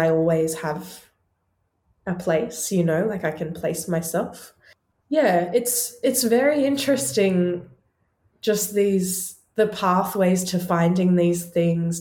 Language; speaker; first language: English; native; English